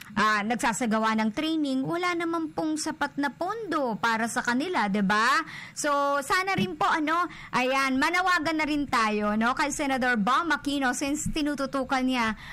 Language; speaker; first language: Filipino; native; Filipino